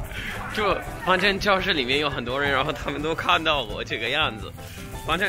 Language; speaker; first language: Chinese; non-native, fluent; Spanish